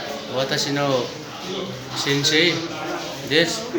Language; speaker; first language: Japanese; non-native, learner; Nepali